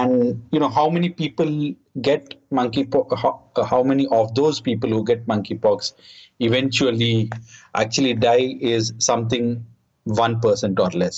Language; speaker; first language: English; non-native, local second language; Telugu